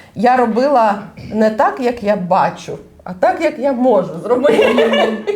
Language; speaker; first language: Ukrainian; non-native, local second language; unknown